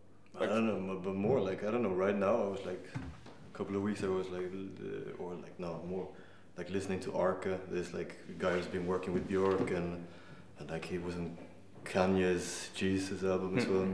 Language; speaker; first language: English; non-native, fluent; Danish